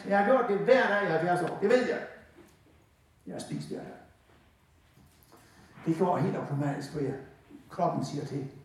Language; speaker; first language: Danish; native; Danish